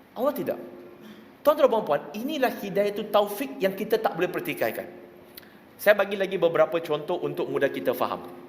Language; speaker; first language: Malay; non-native, local second language; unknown